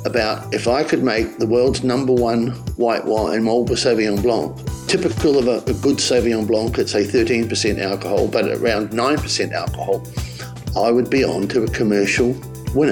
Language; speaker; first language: English; native; English